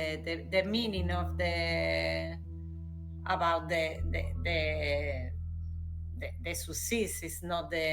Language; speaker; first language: English; non-native, learner; Spanish